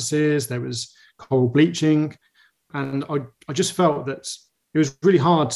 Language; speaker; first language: English; native; English